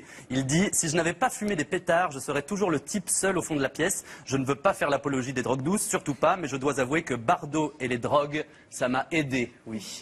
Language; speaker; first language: French; native; French